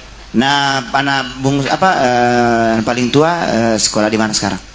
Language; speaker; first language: Indonesian; native; Indonesian